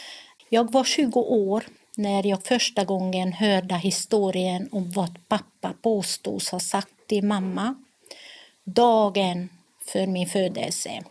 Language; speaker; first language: Swedish; non-native, fluent; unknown